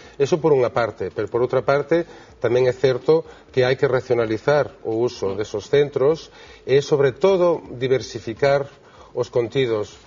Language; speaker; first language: Galician; non-native, local second language; Spanish